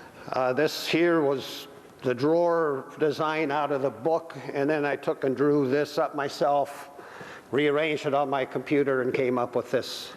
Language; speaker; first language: English; native; English